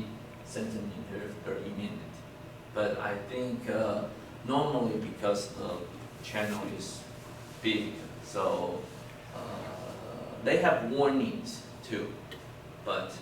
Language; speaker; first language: English; non-native, fluent; Chinese